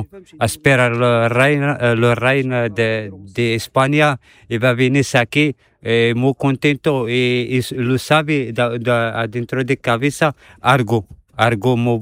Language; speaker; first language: Spanish; non-native, learner; Arabic